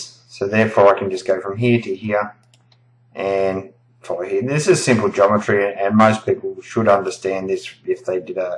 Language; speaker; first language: English; native; English